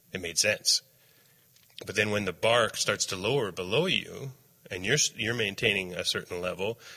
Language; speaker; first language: English; native; English